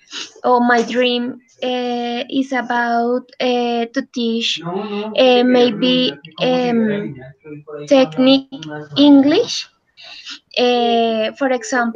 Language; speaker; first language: English; non-native, learner; Spanish